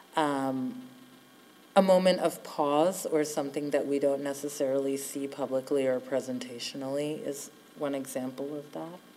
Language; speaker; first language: English; native; English